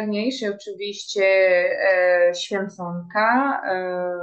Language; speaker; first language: Polish; early bilingual, heritage; Portuguese